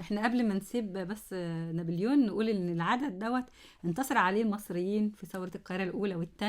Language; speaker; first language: Arabic; native; Arabic